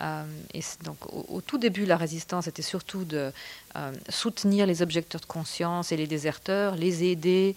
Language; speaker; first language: French; native; French